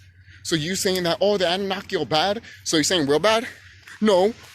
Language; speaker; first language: English; native; English